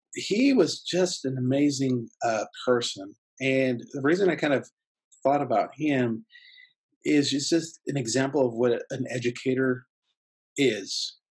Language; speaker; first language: English; early bilingual, other home language; Spanish